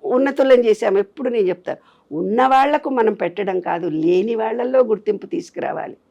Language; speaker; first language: Telugu; native; Telugu